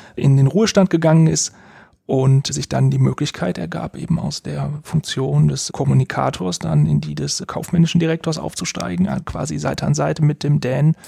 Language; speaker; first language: German; native; German